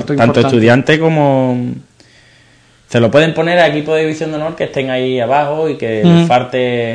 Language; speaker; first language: Spanish; native; Spanish